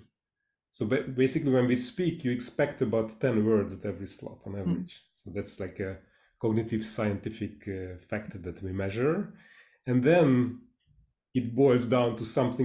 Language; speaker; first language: English; non-native, fluent; Hungarian